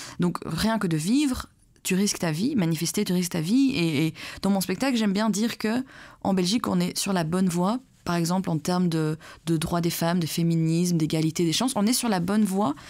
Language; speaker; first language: French; early bilingual, other home language; Persian